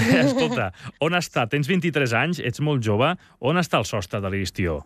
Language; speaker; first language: Catalan; native; Catalan